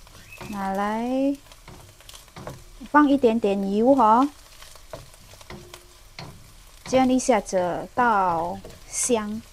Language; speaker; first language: Chinese; non-native, learner; Indonesian